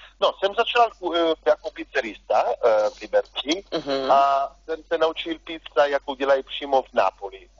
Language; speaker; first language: Czech; non-native, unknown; Italian